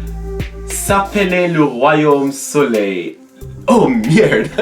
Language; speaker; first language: French; non-native, learner; English